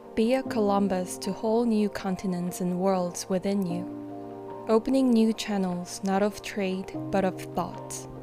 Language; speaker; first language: English; non-native, fluent; Korean